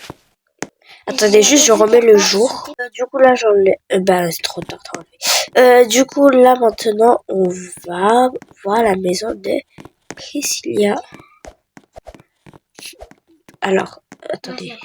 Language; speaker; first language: French; native; French